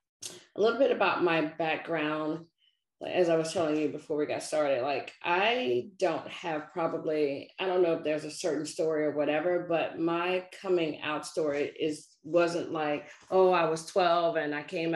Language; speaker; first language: English; native; English